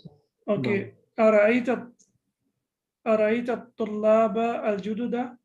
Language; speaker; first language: Arabic; non-native, fluent; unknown